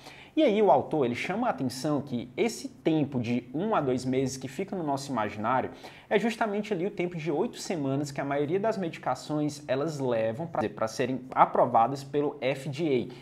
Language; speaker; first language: Portuguese; native; Portuguese